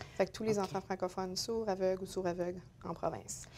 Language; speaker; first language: French; native; French